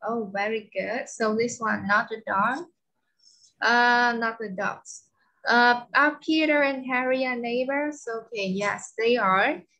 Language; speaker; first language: English; non-native, fluent; Vietnamese